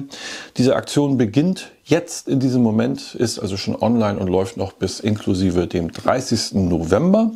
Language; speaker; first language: German; native; German